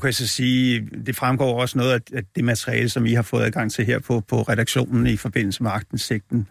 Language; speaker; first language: Danish; native; Danish